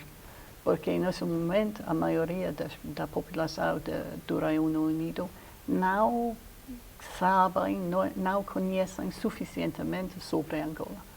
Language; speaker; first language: Portuguese; non-native, fluent; English